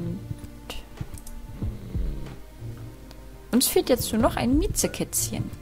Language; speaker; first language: German; native; German